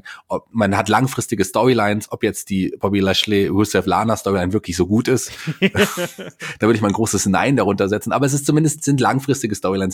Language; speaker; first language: German; native; German